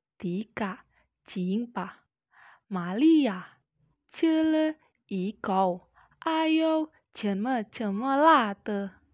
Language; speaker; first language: Chinese; non-native, learner; Indonesian